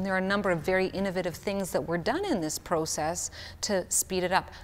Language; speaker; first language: English; early bilingual, other home language; Ukrainian